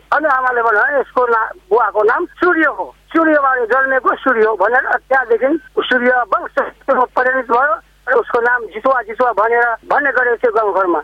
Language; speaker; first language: Nepali; non-native, local second language; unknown